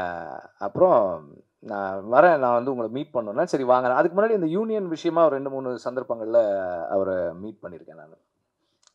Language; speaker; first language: Tamil; native; Tamil